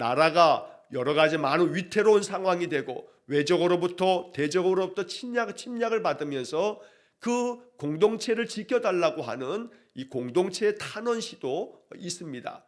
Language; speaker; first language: Korean; native; Korean